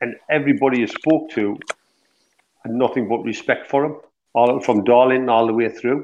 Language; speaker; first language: English; native; English